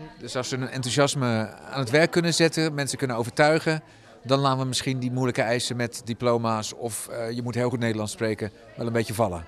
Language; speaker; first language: Dutch; native; Dutch